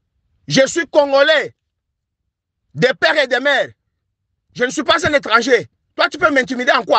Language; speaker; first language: French; non-native, local second language; Luba-Lulua